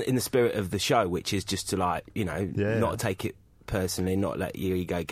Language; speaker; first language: English; native; English